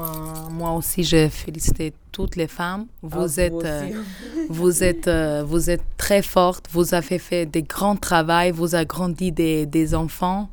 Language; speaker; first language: French; non-native, learner; Albanian